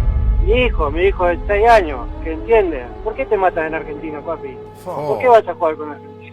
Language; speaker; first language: Spanish; native; Spanish